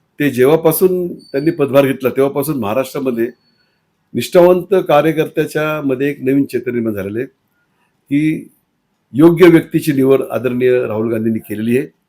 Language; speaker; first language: Marathi; native; Marathi